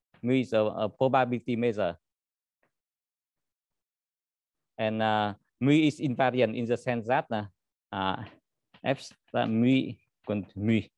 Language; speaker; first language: English; non-native, learner; Vietnamese